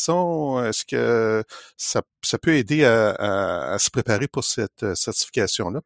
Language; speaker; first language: French; native; French